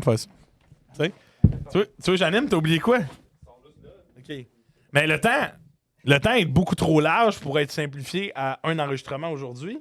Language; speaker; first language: French; native; French